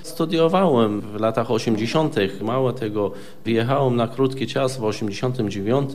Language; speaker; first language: Polish; non-native, fluent; Arabic